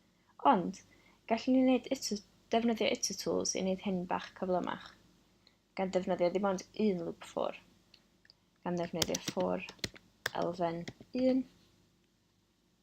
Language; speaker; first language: Welsh; non-native, local second language; English